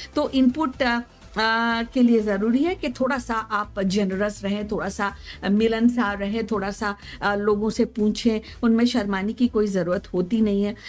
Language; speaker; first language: Hindi; native; Hindi